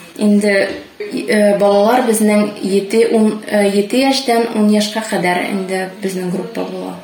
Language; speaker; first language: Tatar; native; Tatar